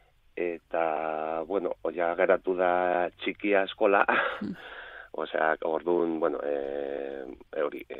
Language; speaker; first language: Basque; non-native, local second language; Spanish